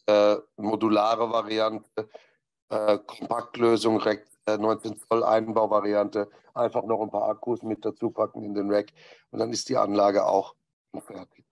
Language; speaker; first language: German; native; German